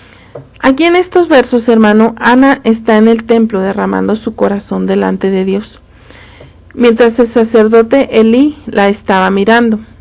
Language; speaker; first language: Spanish; native; Spanish